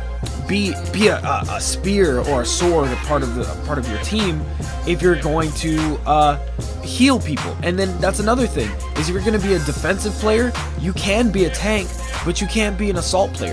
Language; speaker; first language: English; native; English